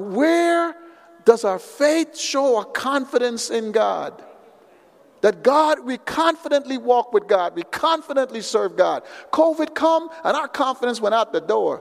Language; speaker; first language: English; native; English